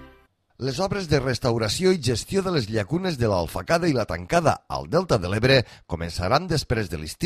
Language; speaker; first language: Catalan; native; Catalan